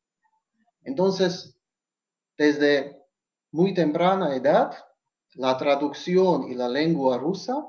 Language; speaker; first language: Spanish; non-native, fluent; Georgian